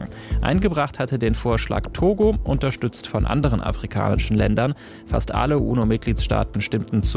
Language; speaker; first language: German; native; German